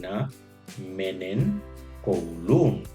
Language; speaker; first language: Finnish; non-native, fluent; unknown